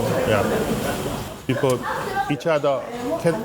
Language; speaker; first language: English; non-native, learner; Korean